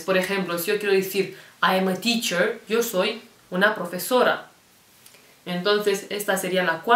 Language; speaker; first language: Spanish; non-native, fluent; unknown